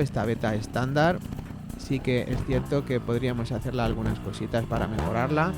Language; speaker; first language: Spanish; native; Spanish